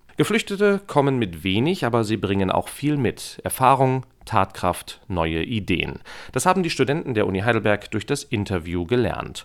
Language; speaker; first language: German; native; German